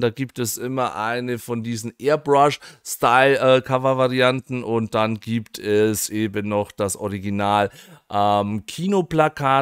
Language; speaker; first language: German; native; German